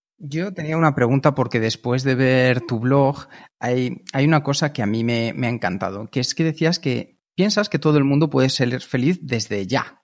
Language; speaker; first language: Spanish; native; Spanish